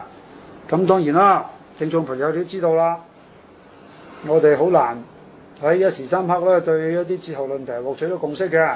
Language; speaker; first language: Chinese; non-native, local second language; Cantonese